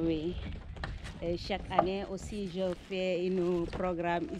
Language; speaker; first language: French; non-native, learner; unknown